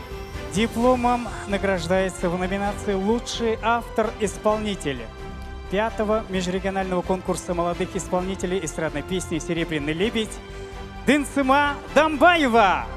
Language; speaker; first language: Russian; native; Russian